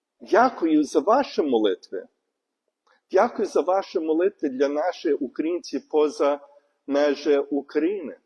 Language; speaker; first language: Ukrainian; non-native, learner; English